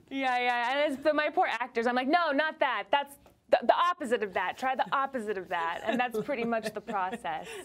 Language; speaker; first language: English; native; English